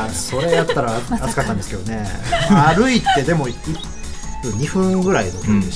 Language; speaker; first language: Japanese; native; Japanese